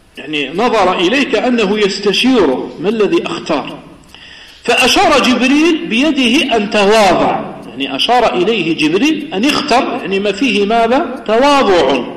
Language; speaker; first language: Arabic; non-native, local second language; Kabyle